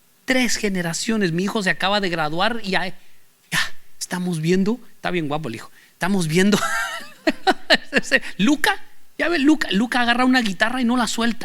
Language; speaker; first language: Spanish; native; Spanish